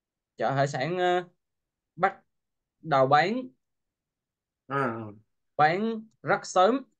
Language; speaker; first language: Vietnamese; non-native, learner; Korean